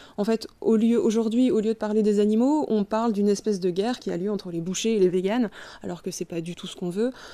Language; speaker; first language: French; native; French